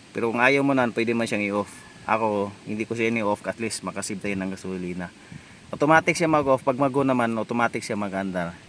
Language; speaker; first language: Filipino; non-native, local second language; Cebuano